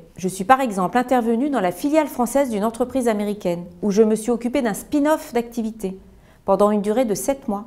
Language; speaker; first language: French; native; French